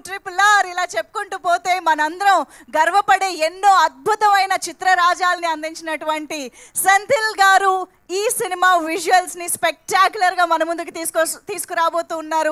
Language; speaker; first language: Telugu; native; Telugu